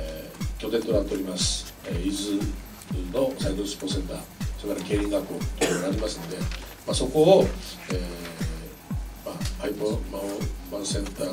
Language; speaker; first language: Japanese; native; Japanese